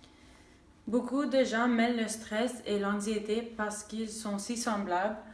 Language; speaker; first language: French; non-native, local second language; English